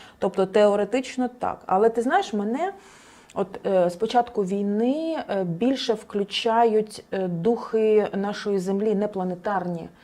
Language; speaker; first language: Ukrainian; native; Ukrainian